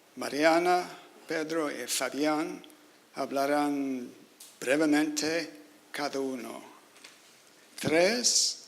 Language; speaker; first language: Spanish; non-native, learner; English